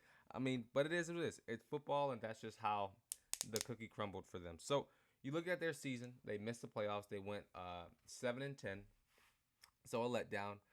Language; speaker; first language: English; native; English